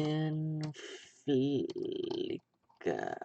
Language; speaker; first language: Swedish; non-native, learner; English